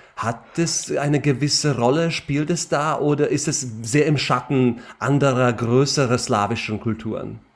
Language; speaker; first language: German; non-native, fluent; Slovak